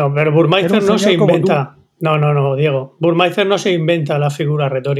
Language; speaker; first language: Spanish; native; Spanish